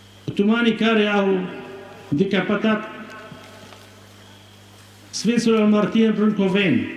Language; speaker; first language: Romanian; non-native, fluent; Arabic